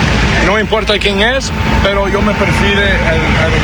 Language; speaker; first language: Spanish; non-native, learner; Portuguese